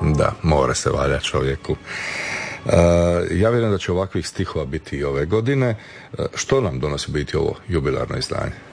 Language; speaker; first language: Serbian; native; Serbian